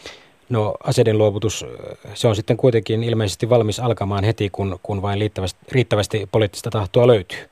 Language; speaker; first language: Finnish; native; Finnish